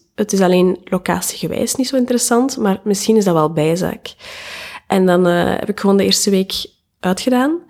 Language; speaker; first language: Dutch; native; Dutch